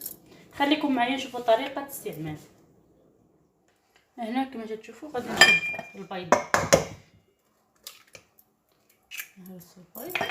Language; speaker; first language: Arabic; native; Arabic